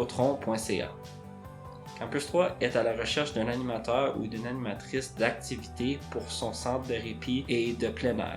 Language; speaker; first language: French; native; French